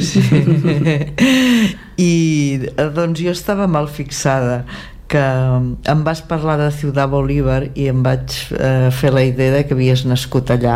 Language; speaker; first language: Catalan; native; Catalan